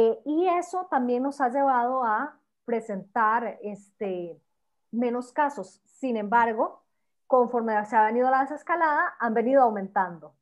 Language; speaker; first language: Spanish; native; Spanish